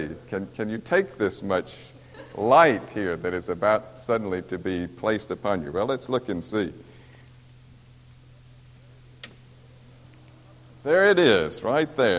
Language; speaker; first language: English; native; English